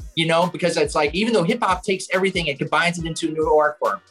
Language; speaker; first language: English; native; English